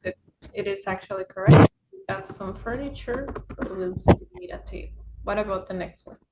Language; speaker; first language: English; non-native, fluent; Spanish